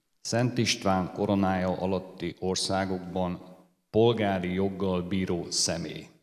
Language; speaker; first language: Hungarian; native; Hungarian